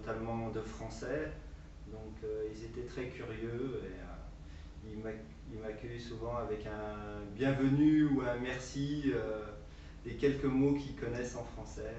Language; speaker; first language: French; native; French